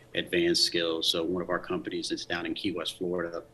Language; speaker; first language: English; early bilingual, other home language; Spanish